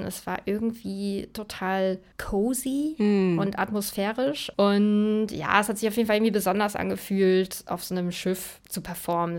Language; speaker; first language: German; native; German